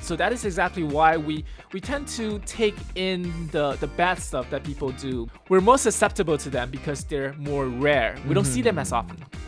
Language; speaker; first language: English; early bilingual, other home language; Chinese